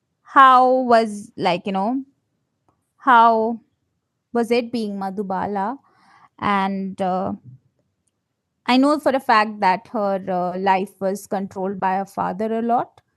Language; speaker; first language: English; non-native, local second language; Malayalam